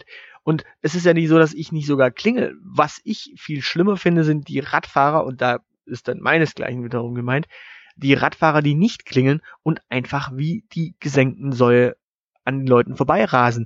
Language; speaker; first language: German; native; German